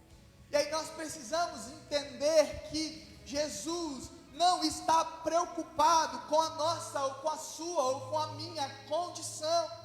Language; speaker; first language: Portuguese; native; Portuguese